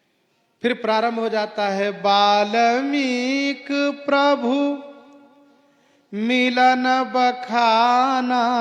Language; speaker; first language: Hindi; native; Hindi